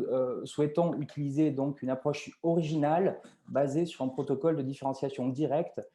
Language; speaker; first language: French; native; French